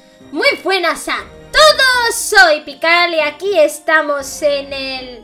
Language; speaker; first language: Spanish; native; Spanish